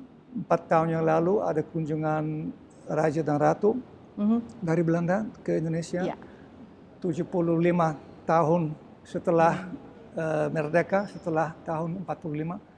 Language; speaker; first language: Indonesian; early bilingual, heritage; Dutch